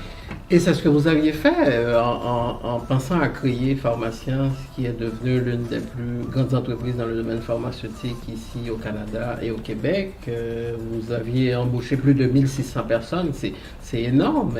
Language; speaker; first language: French; native; French